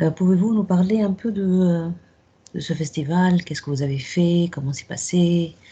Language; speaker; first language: French; non-native, local second language; Arabic